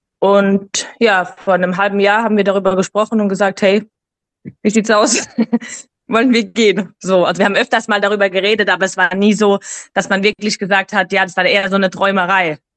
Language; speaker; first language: German; native; German